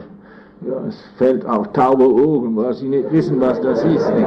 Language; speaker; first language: German; non-native, fluent; English